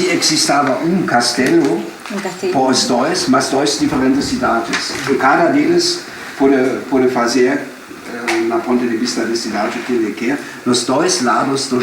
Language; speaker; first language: Portuguese; non-native, fluent; German